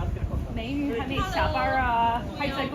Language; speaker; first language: Chinese; non-native, fluent; English